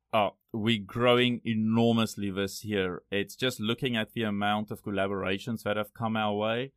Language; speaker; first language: English; non-native, local second language; Afrikaans